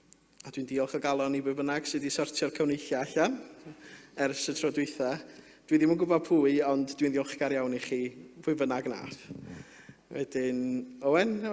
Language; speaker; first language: Welsh; native; Welsh